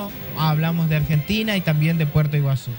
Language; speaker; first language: Spanish; native; Spanish